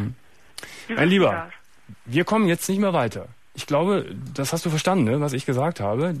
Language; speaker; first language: German; native; German